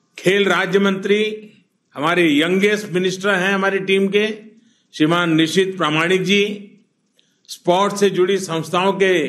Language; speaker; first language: Hindi; non-native, local second language; Gujarati